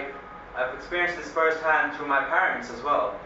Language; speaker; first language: English; early bilingual, other home language; Hindi